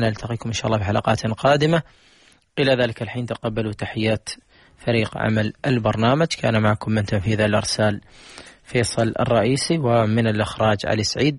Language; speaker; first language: Arabic; native; Arabic